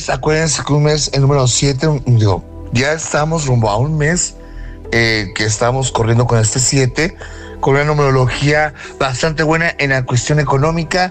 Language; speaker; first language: Spanish; native; Spanish